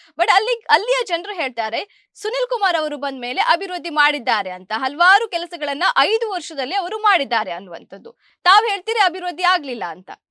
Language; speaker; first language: Kannada; native; Kannada